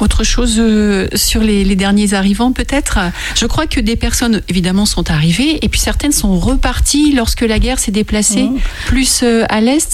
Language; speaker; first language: French; native; French